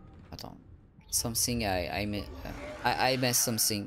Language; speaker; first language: English; non-native, learner; French